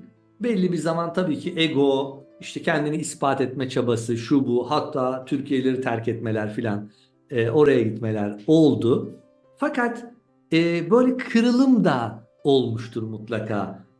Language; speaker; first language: Turkish; native; Turkish